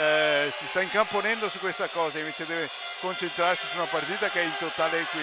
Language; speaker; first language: Italian; native; Italian